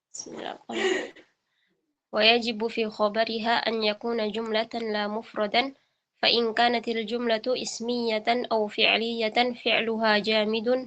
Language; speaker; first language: Arabic; non-native, learner; Indonesian